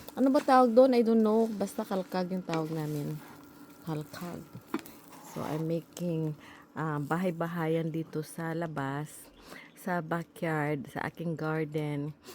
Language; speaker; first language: Filipino; non-native, local second language; Hiligaynon